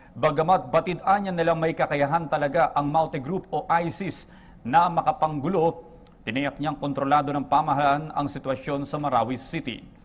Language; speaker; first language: Filipino; native; Filipino